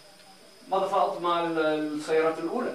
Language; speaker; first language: Arabic; non-native, fluent; English